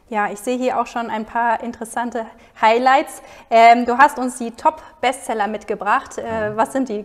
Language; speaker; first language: German; native; German